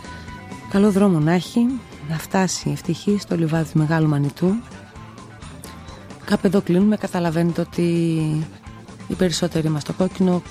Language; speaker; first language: Greek; native; Greek